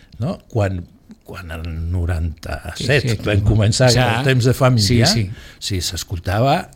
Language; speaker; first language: Catalan; non-native, local second language; Spanish